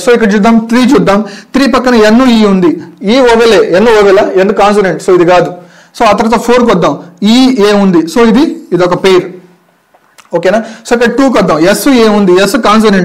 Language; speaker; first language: Telugu; native; Telugu